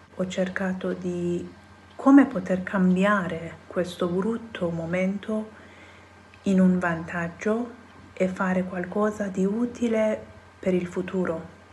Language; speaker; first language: Italian; non-native, fluent; Persian